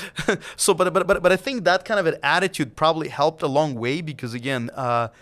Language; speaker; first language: English; non-native, fluent; Russian